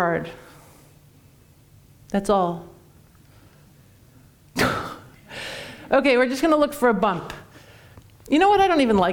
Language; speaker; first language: English; native; English